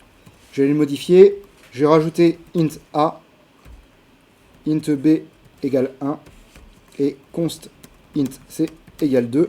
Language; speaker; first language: French; native; French